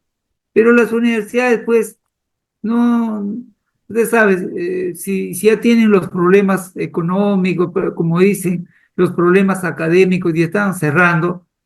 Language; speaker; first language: Spanish; native; Spanish